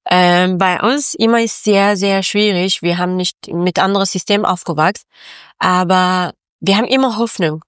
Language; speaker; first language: German; non-native, learner; Persian